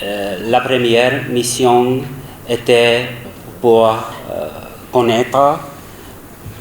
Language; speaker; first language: French; non-native, learner; Czech